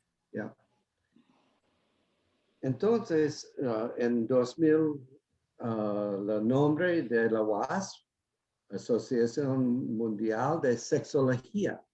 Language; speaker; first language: Spanish; non-native, learner; English